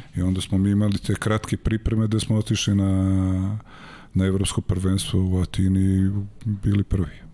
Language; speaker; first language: Serbian; native; Serbian